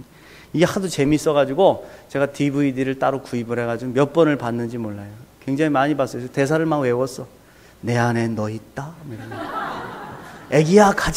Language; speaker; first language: Korean; native; Korean